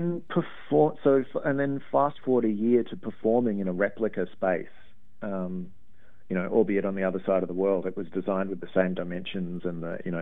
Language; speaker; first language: English; native; English